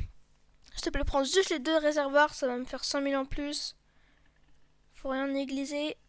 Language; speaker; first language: French; native; French